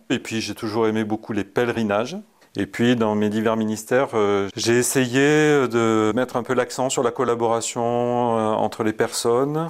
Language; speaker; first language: French; native; French